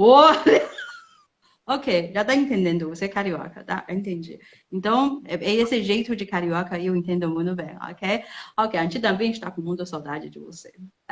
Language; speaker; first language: Portuguese; non-native, fluent; Chinese